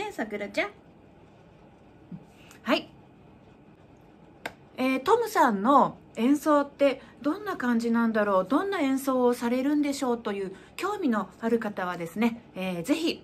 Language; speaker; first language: Japanese; native; Japanese